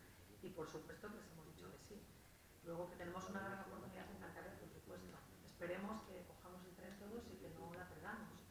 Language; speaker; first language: Spanish; native; Spanish